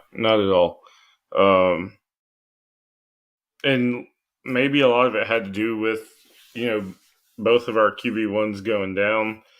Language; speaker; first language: English; native; English